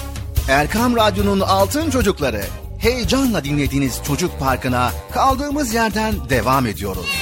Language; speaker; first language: Turkish; native; Turkish